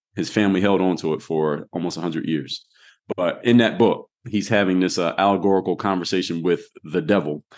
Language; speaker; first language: English; native; English